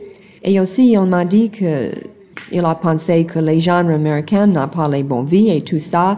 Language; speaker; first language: French; non-native, learner; English